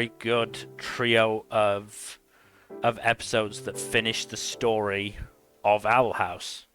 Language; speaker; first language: English; native; English